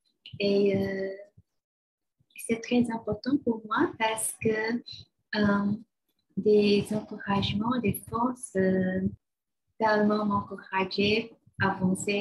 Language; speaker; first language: French; non-native, learner; Chinese